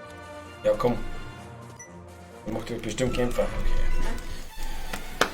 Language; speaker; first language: German; native; German